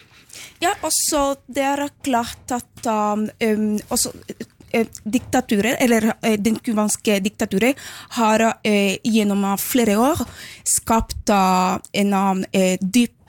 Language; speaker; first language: Norwegian; non-native, fluent; Spanish